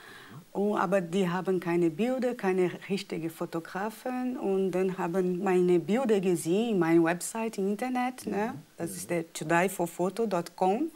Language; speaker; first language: German; non-native, fluent; Portuguese